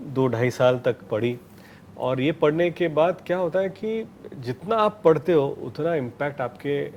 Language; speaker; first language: Hindi; non-native, local second language; Marathi